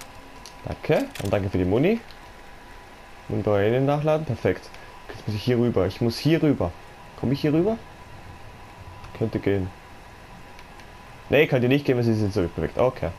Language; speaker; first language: German; native; German